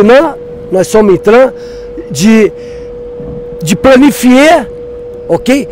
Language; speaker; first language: French; non-native, fluent; Portuguese